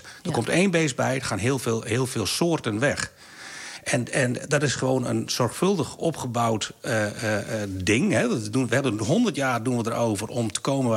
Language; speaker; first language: Dutch; native; Dutch